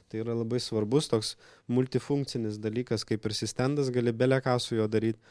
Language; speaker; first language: Lithuanian; non-native, local second language; Russian